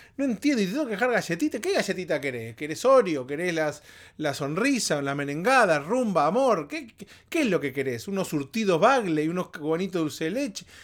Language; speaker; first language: Spanish; native; Spanish